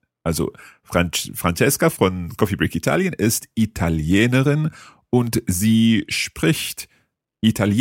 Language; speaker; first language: German; non-native, learner; English